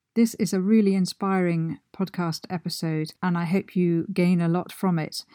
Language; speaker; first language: English; native; English